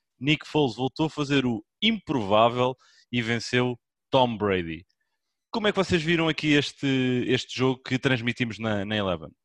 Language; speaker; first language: Portuguese; native; Portuguese